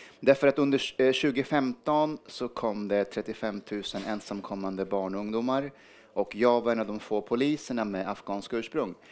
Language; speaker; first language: Swedish; early bilingual, other home language; Persian